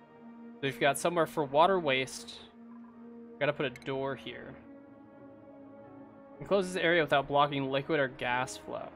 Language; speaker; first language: English; native; English